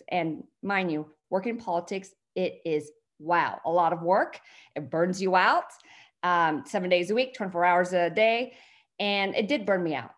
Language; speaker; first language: English; early bilingual, other home language; Vietnamese